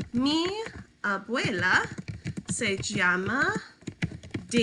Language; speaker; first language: Spanish; non-native, fluent; English